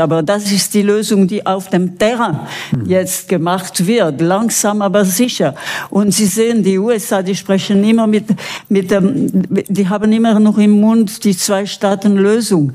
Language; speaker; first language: German; non-native, local second language; French